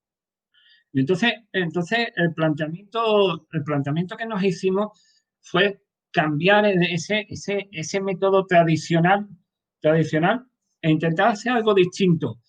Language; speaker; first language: Spanish; native; Spanish